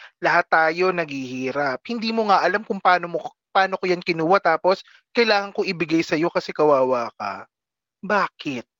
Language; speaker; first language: Filipino; native; Filipino